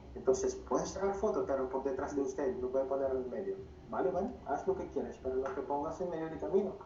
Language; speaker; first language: Spanish; non-native, fluent; Filipino